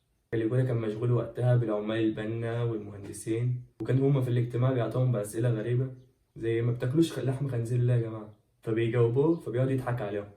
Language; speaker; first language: Arabic; native; Arabic